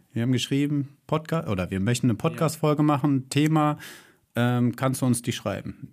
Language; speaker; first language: German; native; German